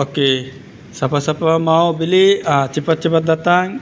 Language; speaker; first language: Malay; non-native, learner; Bangla